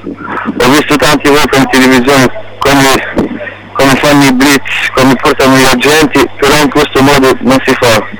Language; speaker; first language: Italian; non-native, local second language; Arabic